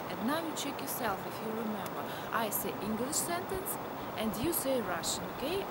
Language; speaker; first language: English; non-native, fluent; Russian